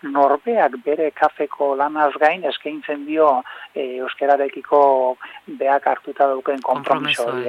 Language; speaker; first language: Basque; native; Basque